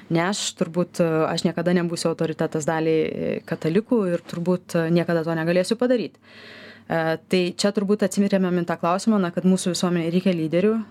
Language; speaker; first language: Lithuanian; native; Lithuanian